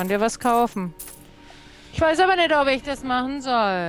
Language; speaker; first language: German; native; German